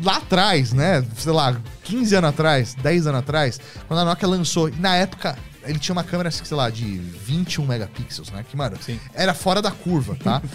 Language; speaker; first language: Portuguese; native; Portuguese